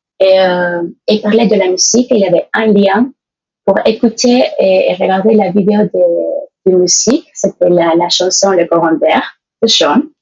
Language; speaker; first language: French; non-native, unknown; Spanish